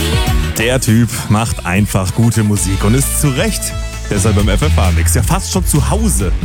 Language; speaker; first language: German; native; German